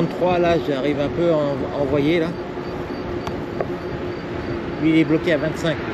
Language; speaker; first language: French; native; French